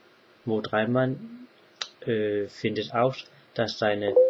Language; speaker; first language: German; non-native, learner; English